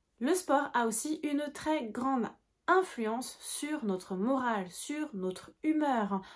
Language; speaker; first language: French; native; French